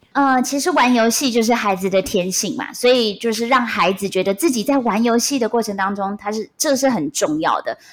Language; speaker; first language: Chinese; non-native, local second language; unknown